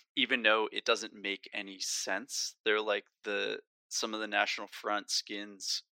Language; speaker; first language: English; native; English